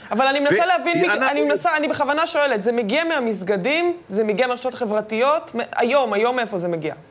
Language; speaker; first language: Hebrew; native; Hebrew